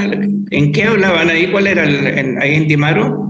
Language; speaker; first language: Spanish; native; Spanish